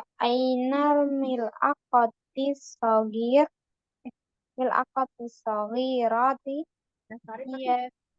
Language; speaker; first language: Arabic; non-native, learner; Indonesian